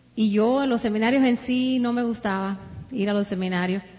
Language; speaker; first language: Spanish; early bilingual, heritage; Spanish